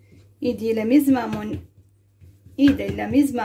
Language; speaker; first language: Spanish; non-native, fluent; Arabic